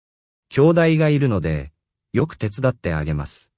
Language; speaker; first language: Japanese; non-native, fluent; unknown